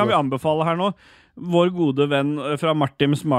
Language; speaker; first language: Norwegian; native; Norwegian